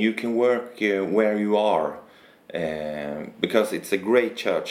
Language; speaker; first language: English; non-native, fluent; Swedish